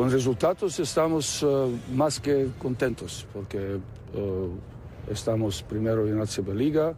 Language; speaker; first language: Spanish; non-native, fluent; Serbian